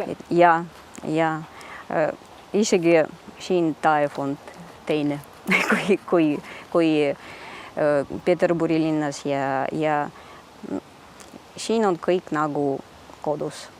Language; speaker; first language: Estonian; early bilingual, heritage; Russian